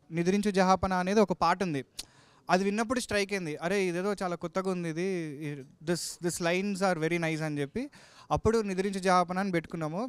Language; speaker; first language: Telugu; native; Telugu